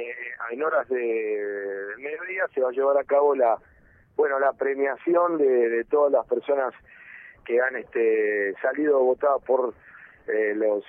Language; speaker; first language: Spanish; native; Spanish